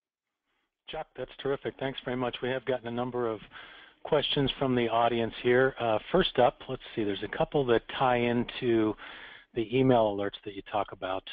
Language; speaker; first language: English; native; English